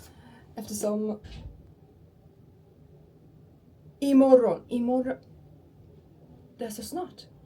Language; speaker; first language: Swedish; non-native, learner; Turkish